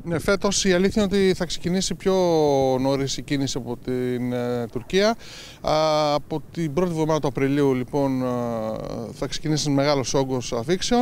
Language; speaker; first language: Greek; native; Greek